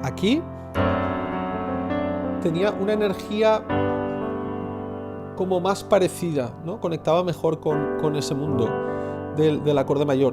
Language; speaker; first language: Spanish; native; Spanish